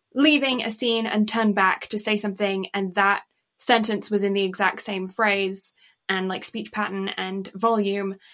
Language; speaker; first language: English; native; English